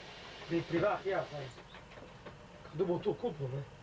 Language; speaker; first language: Slovenian; non-native, learner; Italian